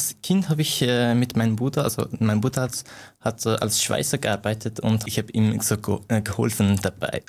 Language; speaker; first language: German; non-native, fluent; Persian